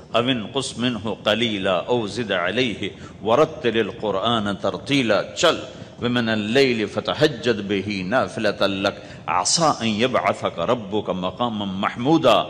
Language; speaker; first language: Urdu; non-native, local second language; Punjabi